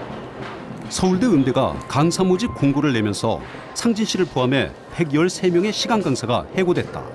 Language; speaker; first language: Korean; native; Korean